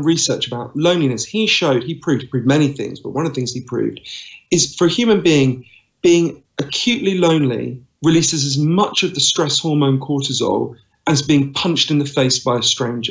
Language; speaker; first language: English; native; English